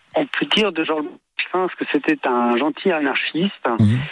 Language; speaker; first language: French; native; French